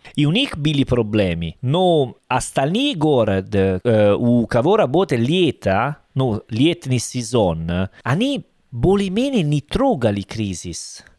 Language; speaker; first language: Russian; non-native, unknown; Italian